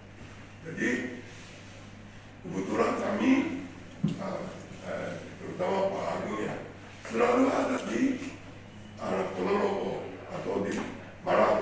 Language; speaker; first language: Indonesian; non-native, fluent; Japanese